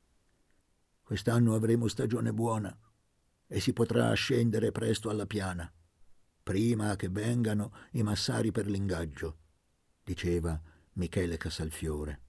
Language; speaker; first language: Italian; native; Italian